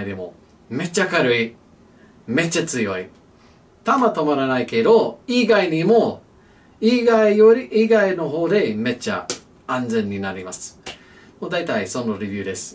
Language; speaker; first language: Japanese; non-native, learner; English